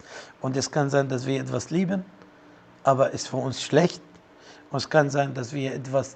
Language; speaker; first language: German; non-native, fluent; Arabic